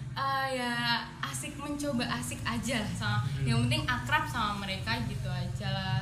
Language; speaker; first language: Indonesian; native; Indonesian